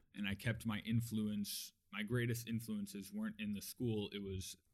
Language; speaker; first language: English; native; English